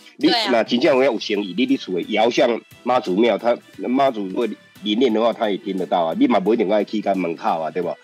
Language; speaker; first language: Chinese; native; Chinese